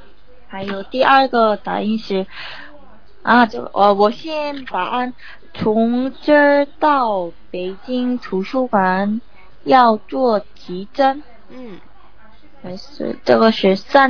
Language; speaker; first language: Chinese; non-native, learner; Korean